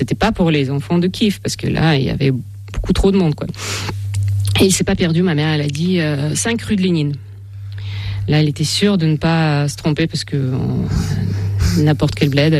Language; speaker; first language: French; non-native, fluent; Russian